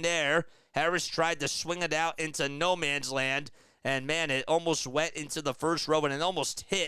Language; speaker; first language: English; native; English